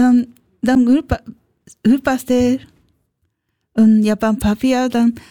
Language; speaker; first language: German; non-native, learner; Japanese